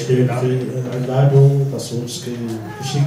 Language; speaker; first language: German; non-native, learner; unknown